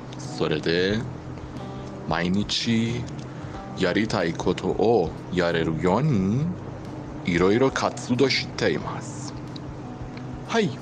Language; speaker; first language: Japanese; non-native, learner; Persian